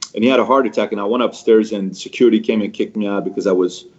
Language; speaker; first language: English; early bilingual, other home language; Persian